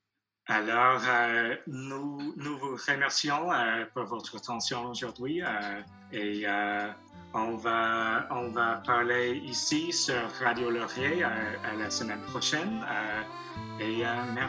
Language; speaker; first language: French; non-native, learner; English